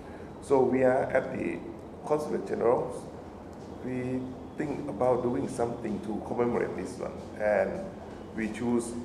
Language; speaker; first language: English; non-native, fluent; Thai